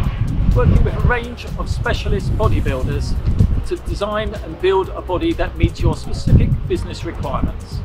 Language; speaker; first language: English; native; English